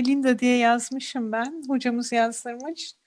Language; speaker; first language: Turkish; native; Turkish